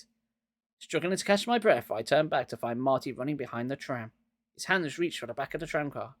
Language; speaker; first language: English; native; English